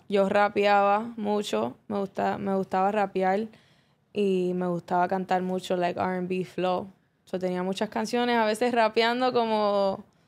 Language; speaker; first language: Spanish; early bilingual, heritage; Spanish